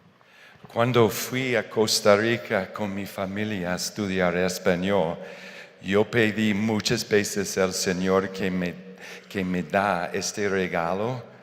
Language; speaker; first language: Spanish; non-native, fluent; English